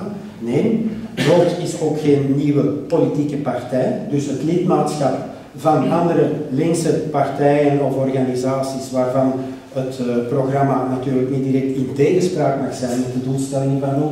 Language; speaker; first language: Dutch; native; Dutch